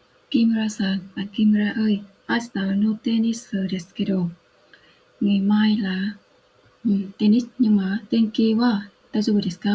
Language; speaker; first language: Japanese; non-native, learner; Vietnamese